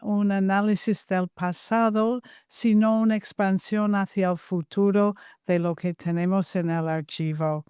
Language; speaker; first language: Spanish; non-native, fluent; English